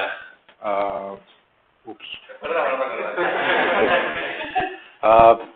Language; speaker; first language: Spanish; native; Spanish